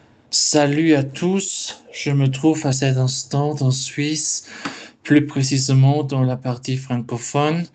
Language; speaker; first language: French; non-native, learner; Spanish